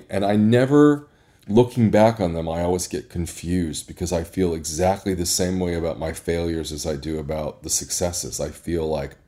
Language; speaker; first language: English; native; English